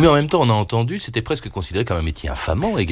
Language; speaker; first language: French; native; French